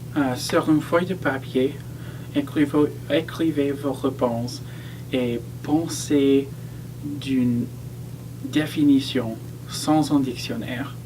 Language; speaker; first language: French; non-native, learner; English